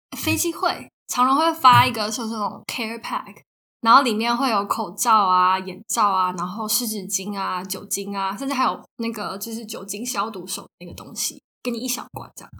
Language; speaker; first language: Chinese; native; Chinese